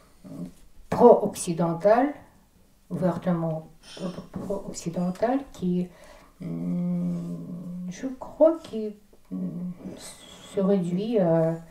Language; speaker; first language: French; non-native, fluent; Russian